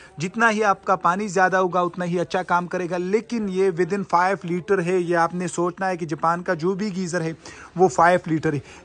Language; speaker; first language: Urdu; non-native, local second language; Pashto